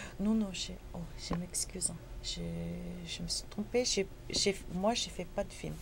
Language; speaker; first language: French; non-native, fluent; Spanish